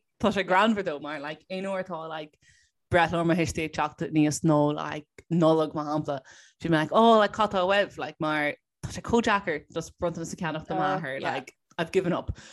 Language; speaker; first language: Irish; non-native, local second language; English